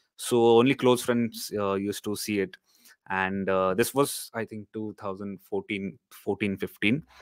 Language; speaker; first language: English; non-native, local second language; Marathi